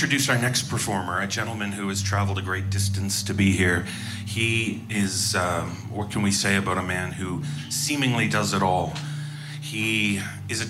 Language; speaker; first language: English; native; English